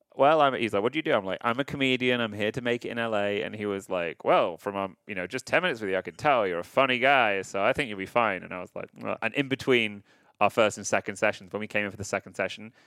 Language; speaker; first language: English; native; English